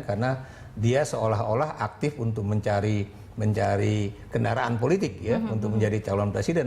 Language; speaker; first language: Indonesian; native; Indonesian